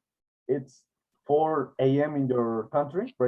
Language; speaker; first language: English; non-native, learner; Spanish